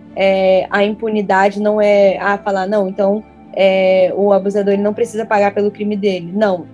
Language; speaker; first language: Portuguese; native; Portuguese